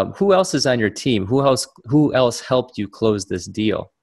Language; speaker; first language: English; native; English